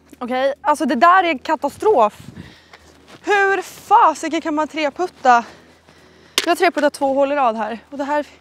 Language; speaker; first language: Swedish; native; Swedish